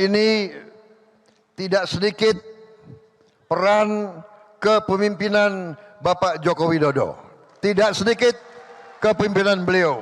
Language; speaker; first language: Indonesian; native; Indonesian